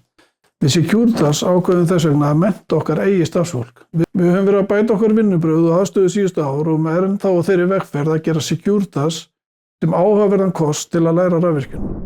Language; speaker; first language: Icelandic; native; Icelandic